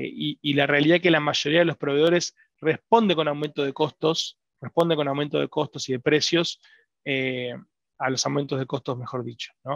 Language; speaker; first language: Spanish; native; Spanish